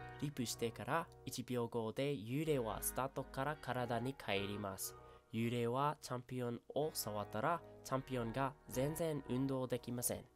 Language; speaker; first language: Japanese; non-native, learner; English